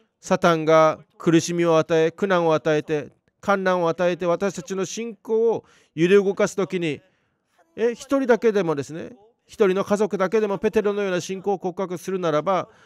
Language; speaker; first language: Japanese; non-native, fluent; Korean